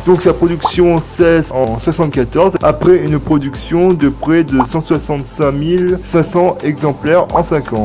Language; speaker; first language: French; native; French